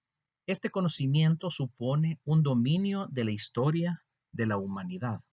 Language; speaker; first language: Spanish; native; Spanish